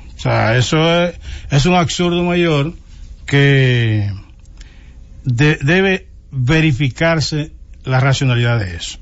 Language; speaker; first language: Spanish; native; Spanish